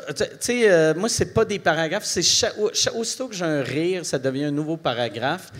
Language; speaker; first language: French; native; French